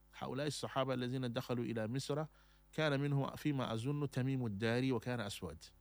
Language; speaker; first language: Arabic; non-native, fluent; Fula